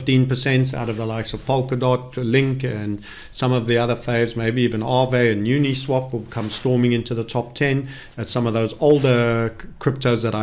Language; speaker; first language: English; native; English